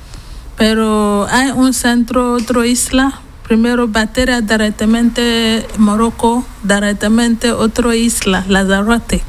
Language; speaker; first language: Spanish; non-native, learner; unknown